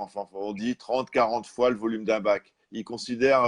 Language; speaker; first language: French; native; French